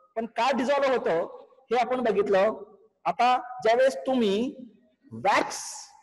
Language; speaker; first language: English; non-native, local second language; Marathi